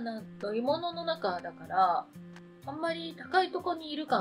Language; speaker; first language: Japanese; native; Japanese